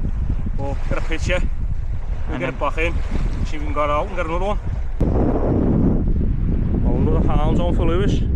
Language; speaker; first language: English; native; English